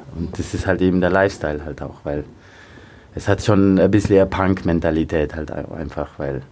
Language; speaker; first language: German; early bilingual, other home language; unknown